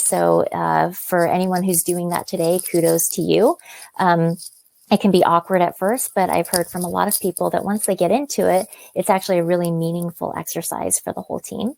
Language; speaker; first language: English; native; English